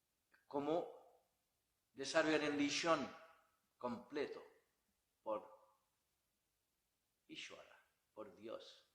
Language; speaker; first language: Spanish; non-native, learner; Bangla